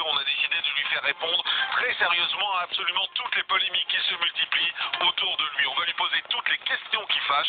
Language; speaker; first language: French; native; French